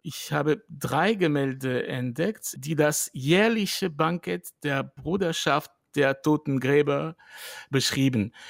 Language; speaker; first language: German; non-native, fluent; French